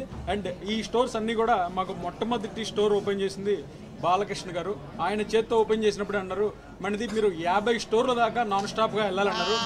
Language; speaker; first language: Telugu; native; Telugu